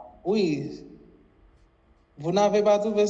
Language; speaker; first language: French; non-native, local second language; Haitian Creole